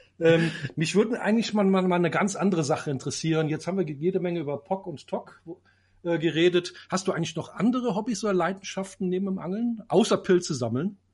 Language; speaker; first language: German; native; German